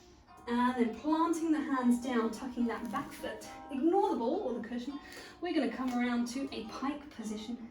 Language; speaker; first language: English; native; English